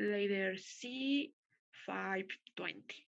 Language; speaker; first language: English; non-native, learner; Spanish